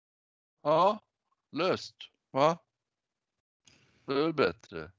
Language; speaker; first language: Swedish; native; Swedish